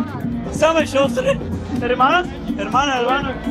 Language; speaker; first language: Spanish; non-native, learner; Polish